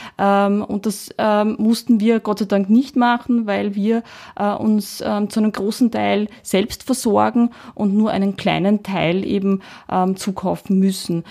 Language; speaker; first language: German; early bilingual, heritage; Czech